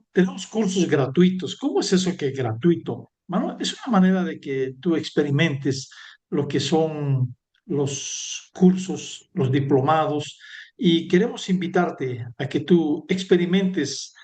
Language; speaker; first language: Spanish; native; Spanish